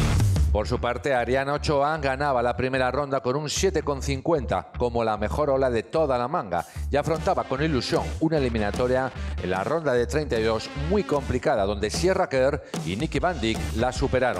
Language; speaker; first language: Spanish; native; Spanish